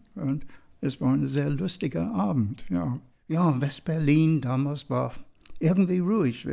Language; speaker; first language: German; non-native, fluent; English